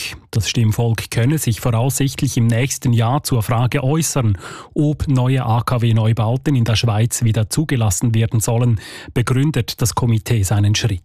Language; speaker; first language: German; native; German